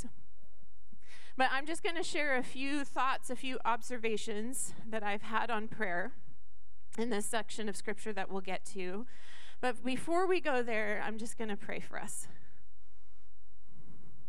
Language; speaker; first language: English; native; English